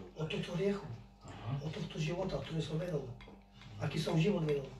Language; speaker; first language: Slovak; non-native, local second language; Romany